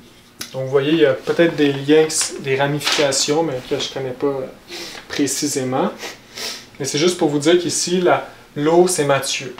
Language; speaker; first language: French; native; French